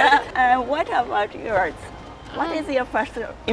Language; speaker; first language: English; non-native, learner; Japanese